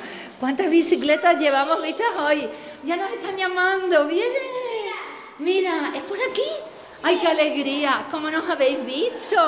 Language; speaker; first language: Spanish; native; Spanish